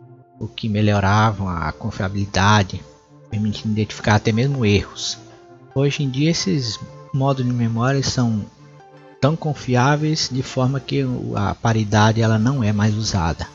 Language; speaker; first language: Portuguese; native; Portuguese